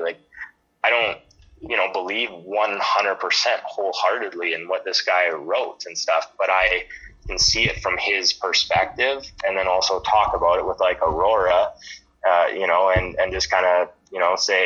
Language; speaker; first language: English; native; English